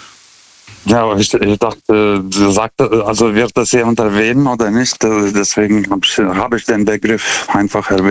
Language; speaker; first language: German; non-native, fluent; Lithuanian